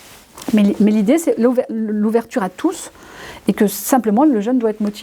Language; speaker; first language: French; native; French